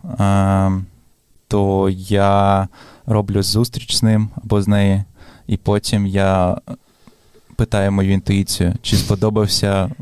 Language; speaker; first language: Ukrainian; non-native, local second language; Russian